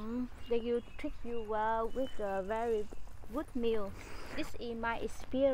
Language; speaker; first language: English; non-native, fluent; Vietnamese